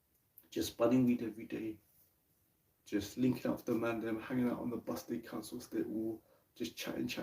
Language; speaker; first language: English; native; English